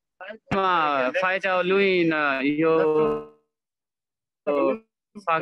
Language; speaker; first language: Chinese; non-native, learner; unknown